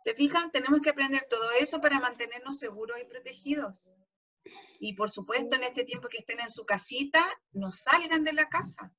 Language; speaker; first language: Spanish; native; Spanish